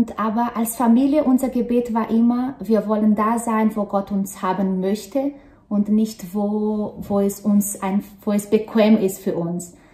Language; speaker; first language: German; non-native, fluent; Portuguese